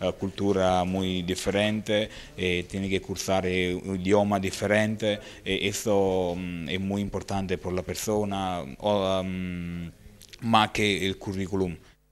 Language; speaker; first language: Spanish; non-native, learner; Italian